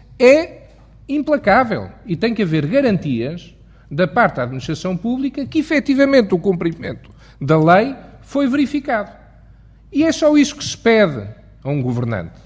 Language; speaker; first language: Portuguese; native; Portuguese